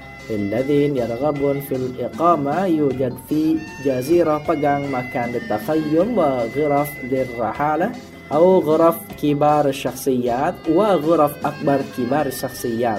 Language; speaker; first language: Arabic; non-native, fluent; Indonesian